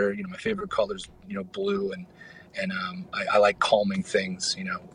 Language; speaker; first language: English; native; English